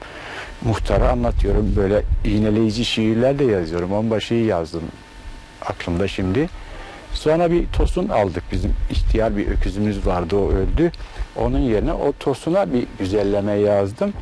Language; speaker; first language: Turkish; native; Turkish